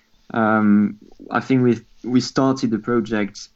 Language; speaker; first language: English; non-native, fluent; French